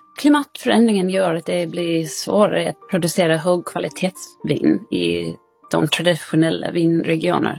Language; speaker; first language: Swedish; non-native, fluent; English